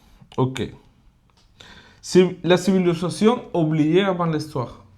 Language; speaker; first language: French; non-native, fluent; Spanish